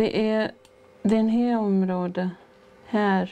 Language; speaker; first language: Swedish; non-native, fluent; Māori